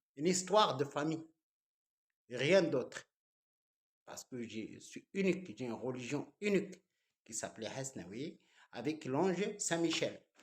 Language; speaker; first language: French; non-native, local second language; Arabic